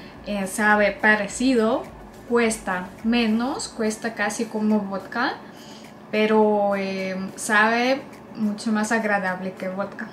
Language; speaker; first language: Spanish; non-native, fluent; Russian